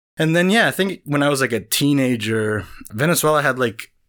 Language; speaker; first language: English; non-native, fluent; Spanish